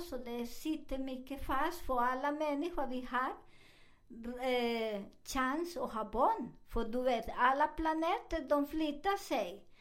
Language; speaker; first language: Swedish; non-native, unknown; Spanish